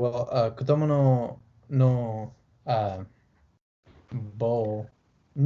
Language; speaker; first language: Japanese; non-native, learner; English